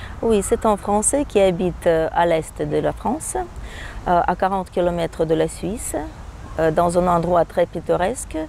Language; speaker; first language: French; non-native, fluent; Russian